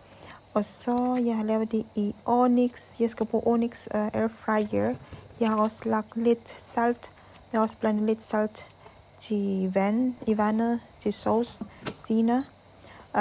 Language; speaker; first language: Danish; non-native, fluent; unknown